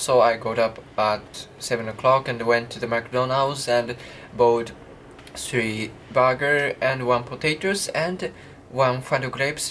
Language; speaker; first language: English; non-native, learner; Japanese